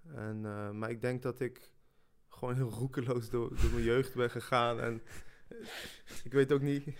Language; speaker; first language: Dutch; early bilingual, other home language; French